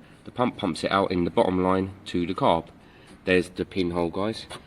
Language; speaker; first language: English; native; English